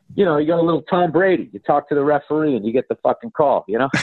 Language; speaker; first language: English; native; English